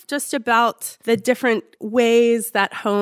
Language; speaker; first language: English; native; English